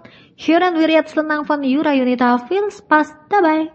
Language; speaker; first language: German; non-native, fluent; Indonesian